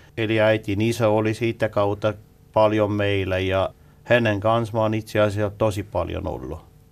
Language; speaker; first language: Finnish; non-native, fluent; Swiss German